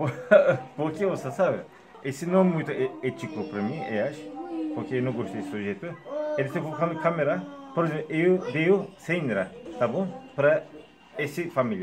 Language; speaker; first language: Portuguese; non-native, learner; Turkish